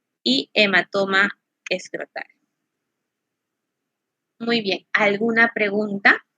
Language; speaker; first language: Spanish; native; Spanish